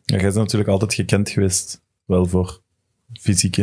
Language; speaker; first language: Dutch; native; Dutch